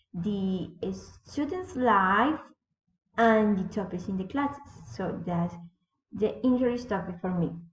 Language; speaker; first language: English; non-native, learner; Spanish